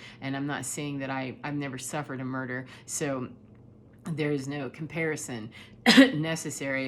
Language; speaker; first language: English; native; English